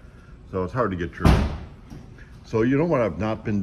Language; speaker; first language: English; native; English